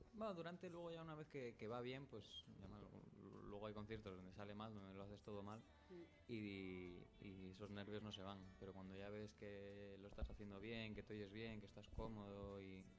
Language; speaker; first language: Spanish; non-native, fluent; English